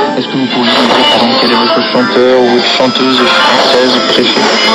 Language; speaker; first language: French; native; French